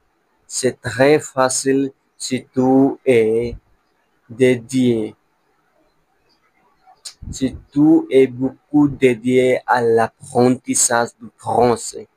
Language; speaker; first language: French; non-native, learner; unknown